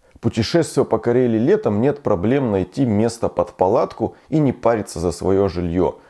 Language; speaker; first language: Russian; native; Russian